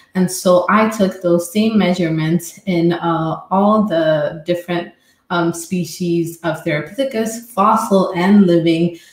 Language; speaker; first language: English; non-native, fluent; Amharic